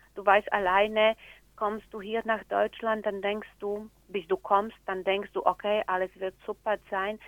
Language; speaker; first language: German; non-native, fluent; Slovak